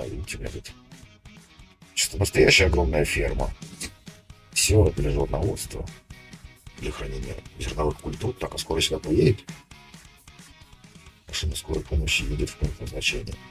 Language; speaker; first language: Russian; native; Russian